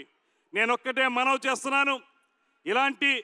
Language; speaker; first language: Telugu; native; Telugu